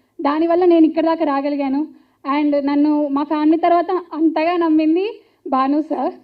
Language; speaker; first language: Telugu; native; Telugu